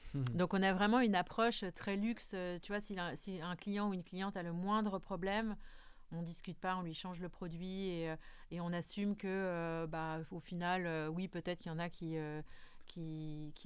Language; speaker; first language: French; native; French